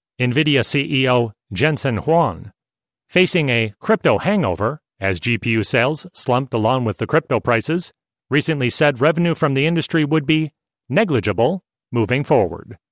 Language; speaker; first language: English; native; English